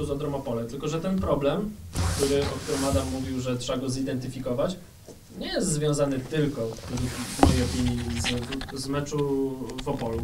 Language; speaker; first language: Polish; native; Polish